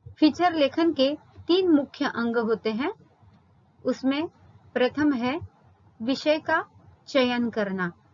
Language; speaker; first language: Hindi; non-native, local second language; Marathi